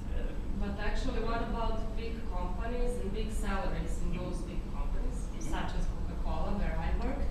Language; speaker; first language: English; non-native, fluent; Serbian